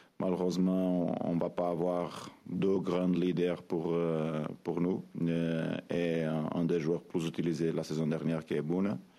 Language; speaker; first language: French; non-native, fluent; Portuguese